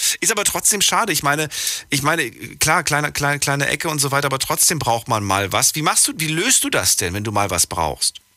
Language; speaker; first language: German; native; German